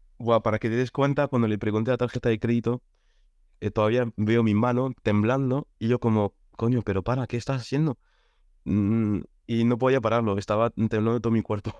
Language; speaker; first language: Spanish; non-native, fluent; French